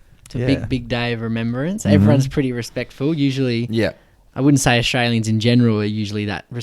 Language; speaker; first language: English; native; English